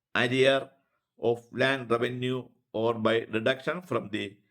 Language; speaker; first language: English; non-native, local second language; Malayalam